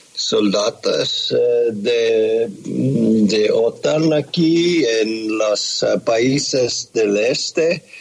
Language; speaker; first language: Spanish; non-native, learner; Estonian